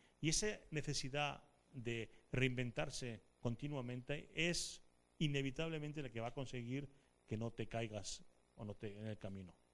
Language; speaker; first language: Spanish; native; Spanish